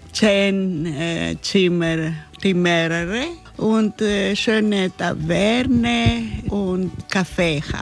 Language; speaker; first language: German; non-native, learner; Greek